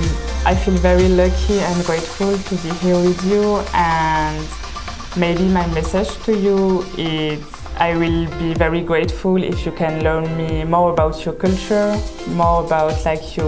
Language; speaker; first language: English; non-native, fluent; French